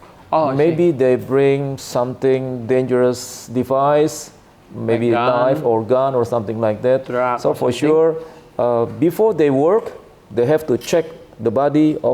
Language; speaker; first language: English; non-native, learner; Indonesian